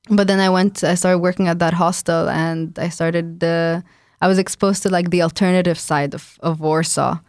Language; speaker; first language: English; non-native, fluent; Arabic